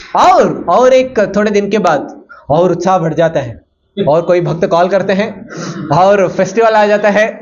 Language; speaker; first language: Hindi; non-native, local second language; Kannada